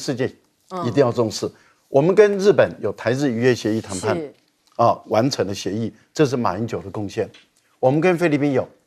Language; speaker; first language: Chinese; native; Chinese